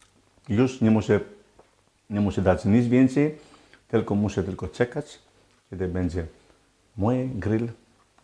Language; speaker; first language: Polish; non-native, fluent; Greek